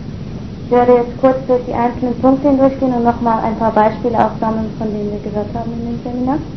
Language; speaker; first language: German; native; German